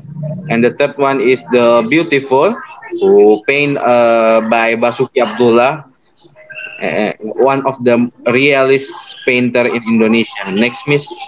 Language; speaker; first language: English; non-native, learner; Indonesian